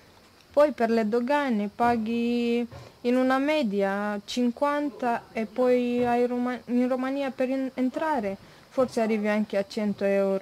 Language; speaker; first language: Italian; non-native, fluent; Romanian